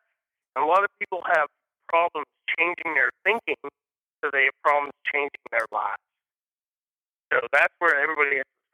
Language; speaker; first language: English; native; English